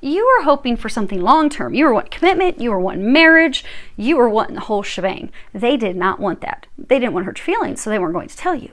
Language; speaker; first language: English; native; English